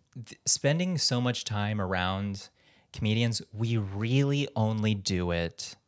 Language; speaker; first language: English; early bilingual, other home language; Filipino